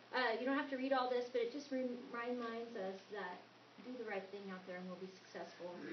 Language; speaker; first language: English; native; English